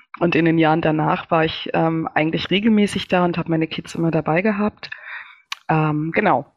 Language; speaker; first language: German; early bilingual, other home language; Kinyarwanda